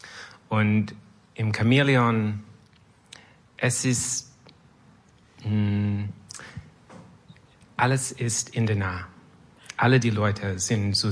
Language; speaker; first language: German; non-native, learner; French